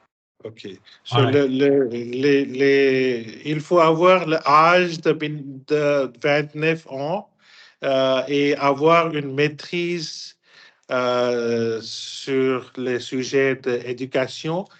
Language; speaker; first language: French; non-native, fluent; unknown